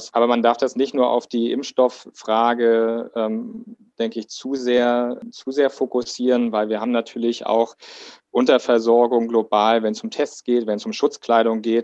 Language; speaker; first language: German; native; German